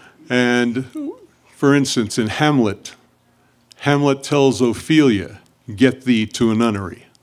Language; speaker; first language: English; native; English